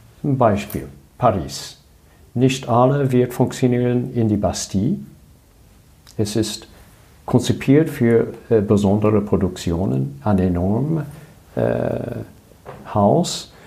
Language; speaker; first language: German; non-native, learner; English